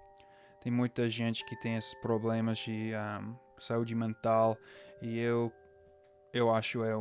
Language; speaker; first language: Portuguese; non-native, fluent; English